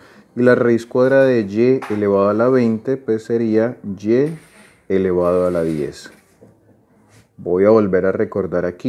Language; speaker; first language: Spanish; native; Spanish